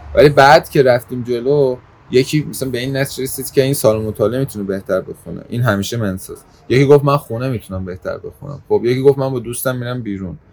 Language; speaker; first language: Persian; non-native, local second language; Azerbaijani